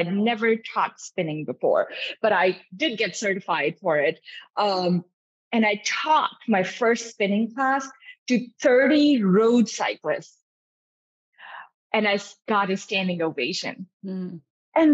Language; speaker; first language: English; non-native, local second language; Urdu